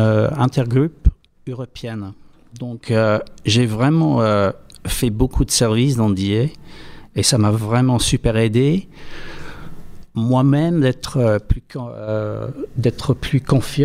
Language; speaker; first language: French; non-native, fluent; English